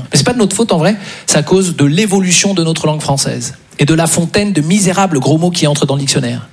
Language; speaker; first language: French; native; French